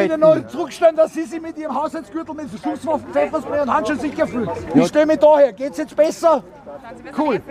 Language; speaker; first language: German; native; German